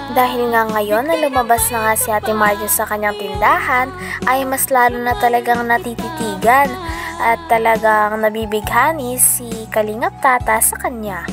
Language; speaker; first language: Filipino; native; Filipino